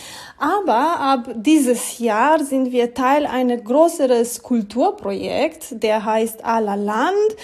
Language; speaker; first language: German; non-native, learner; Romanian